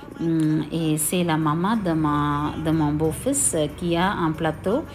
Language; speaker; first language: French; non-native, local second language; Tamil